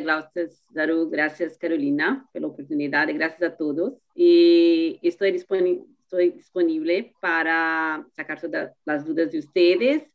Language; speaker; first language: Spanish; non-native, fluent; Portuguese